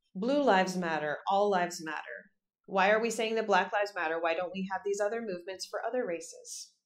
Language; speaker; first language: English; native; English